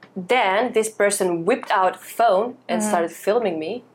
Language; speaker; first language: English; non-native, fluent; Russian